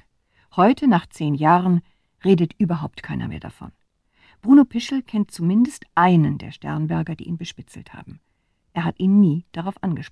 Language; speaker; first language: German; native; German